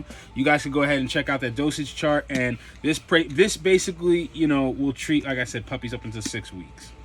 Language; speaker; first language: English; native; English